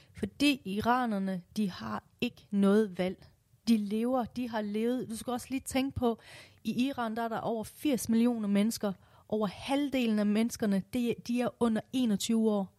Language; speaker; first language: Danish; early bilingual, other home language; Persian